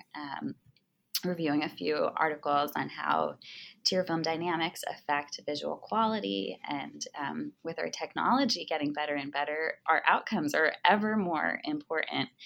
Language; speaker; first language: English; native; English